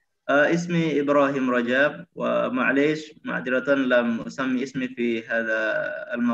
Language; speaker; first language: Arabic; non-native, learner; Indonesian